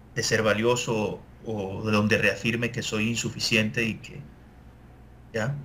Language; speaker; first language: Spanish; native; Spanish